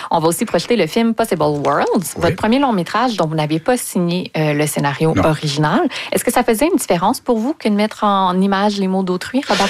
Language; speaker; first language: French; native; French